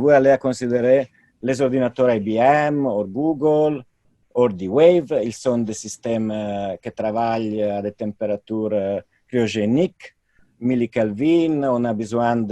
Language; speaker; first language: French; non-native, fluent; Italian